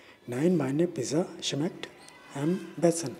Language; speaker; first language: German; non-native, learner; Urdu